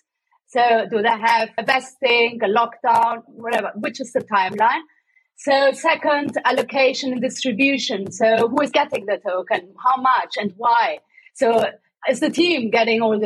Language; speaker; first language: English; non-native, fluent; German